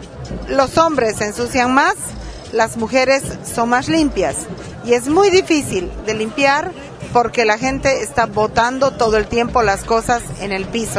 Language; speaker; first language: Spanish; native; Spanish